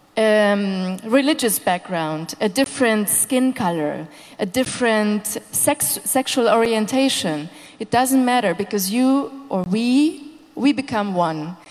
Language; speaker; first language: English; non-native, fluent; Hungarian